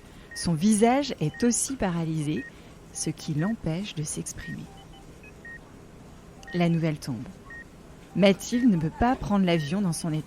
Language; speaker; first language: French; native; French